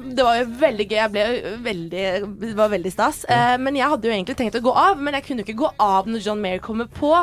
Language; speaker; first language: Norwegian; native; Norwegian